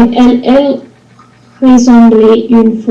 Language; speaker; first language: French; non-native, learner; English